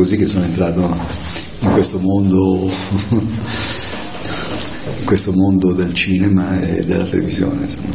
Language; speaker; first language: Italian; native; Italian